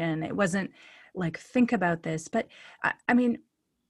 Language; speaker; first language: English; native; English